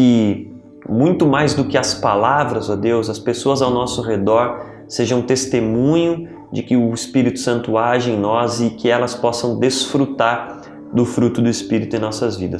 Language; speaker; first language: Portuguese; native; Portuguese